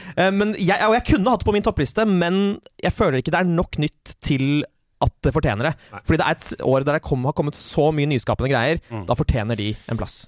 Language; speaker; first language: Norwegian; native; Norwegian